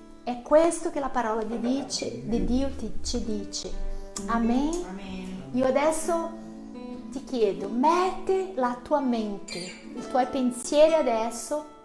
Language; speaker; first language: Italian; non-native, fluent; Portuguese